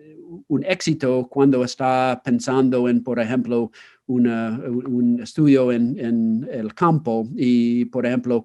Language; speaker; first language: Spanish; non-native, fluent; English